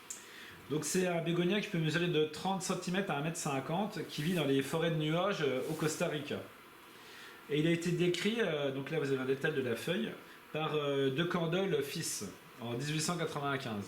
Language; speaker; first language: French; native; French